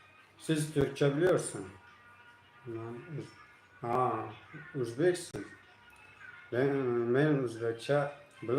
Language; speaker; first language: Turkish; non-native, learner; Tajik